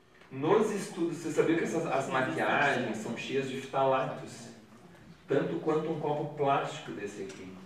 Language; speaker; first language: Portuguese; native; Portuguese